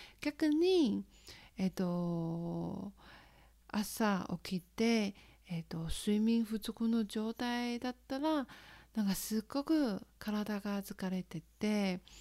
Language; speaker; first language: Japanese; non-native, fluent; Chinese